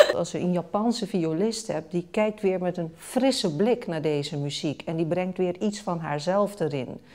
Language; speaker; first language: Dutch; non-native, local second language; Papiamento